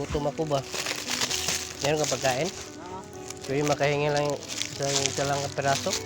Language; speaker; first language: Filipino; non-native, local second language; Cebuano